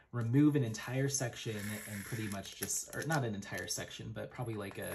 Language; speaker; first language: English; native; English